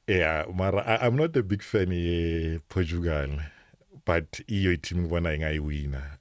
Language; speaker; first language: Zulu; non-native, local second language; Northern Sotho